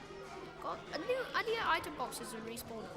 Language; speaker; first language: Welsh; non-native, local second language; English